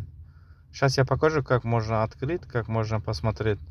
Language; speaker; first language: Russian; non-native, local second language; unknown